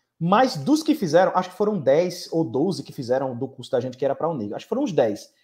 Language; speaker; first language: Portuguese; native; Portuguese